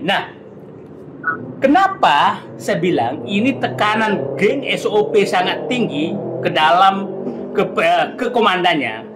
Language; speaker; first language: Indonesian; native; Indonesian